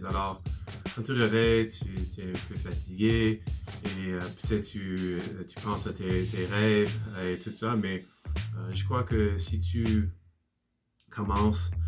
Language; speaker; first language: French; non-native, learner; English